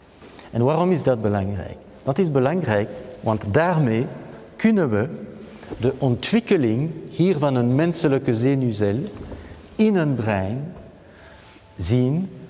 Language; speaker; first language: Dutch; non-native, local second language; French